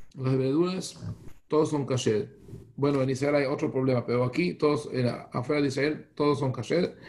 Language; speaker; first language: Spanish; non-native, fluent; Hebrew